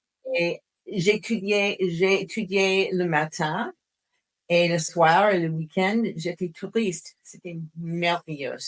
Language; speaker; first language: French; non-native, fluent; English